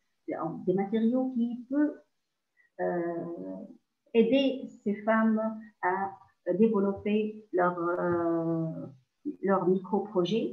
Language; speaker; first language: French; non-native, local second language; Arabic